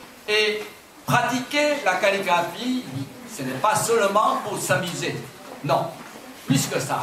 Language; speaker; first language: French; non-native, fluent; Chinese